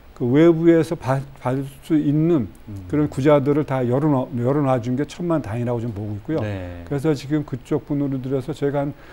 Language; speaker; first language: Korean; native; Korean